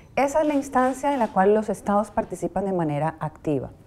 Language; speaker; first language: Spanish; native; Spanish